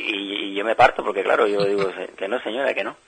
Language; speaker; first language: Spanish; native; Spanish